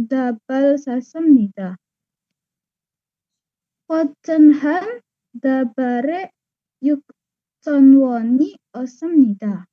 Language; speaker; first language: Korean; non-native, learner; Indonesian